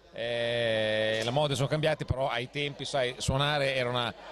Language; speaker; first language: Italian; native; Italian